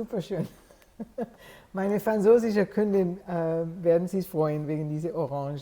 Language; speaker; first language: German; non-native, fluent; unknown